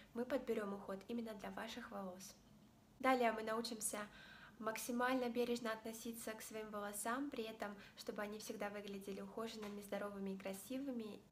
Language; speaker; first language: Russian; native; Russian